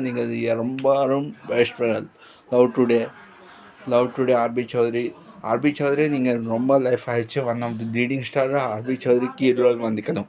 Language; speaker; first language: Tamil; non-native, learner; Telugu